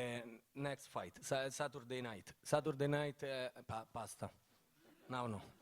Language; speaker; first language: English; non-native, learner; Italian